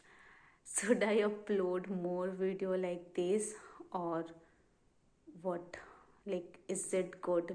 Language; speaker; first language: English; non-native, learner; Hindi